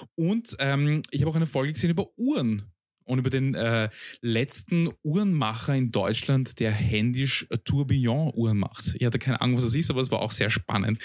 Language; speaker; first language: German; early bilingual, other home language; Bosnian